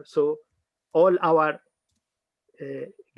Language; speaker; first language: English; non-native, fluent; Arabic